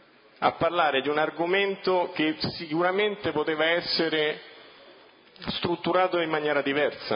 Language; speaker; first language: Italian; native; Italian